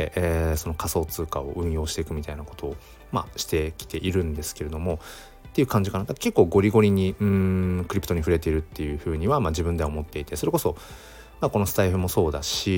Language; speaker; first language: Japanese; native; Japanese